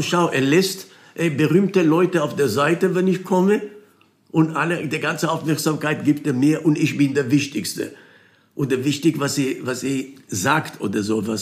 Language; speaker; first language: German; non-native, fluent; Hebrew